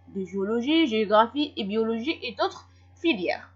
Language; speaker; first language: French; non-native, local second language; Arabic